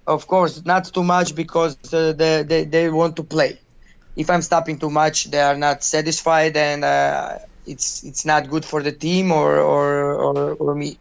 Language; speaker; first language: English; non-native, learner; Croatian